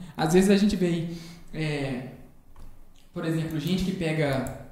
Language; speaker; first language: Portuguese; non-native, fluent; Korean